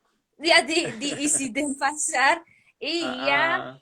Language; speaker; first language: Indonesian; non-native, fluent; English